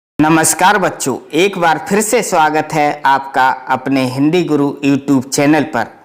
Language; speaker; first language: Hindi; native; Hindi